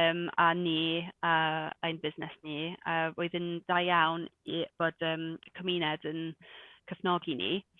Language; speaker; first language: Welsh; non-native, local second language; English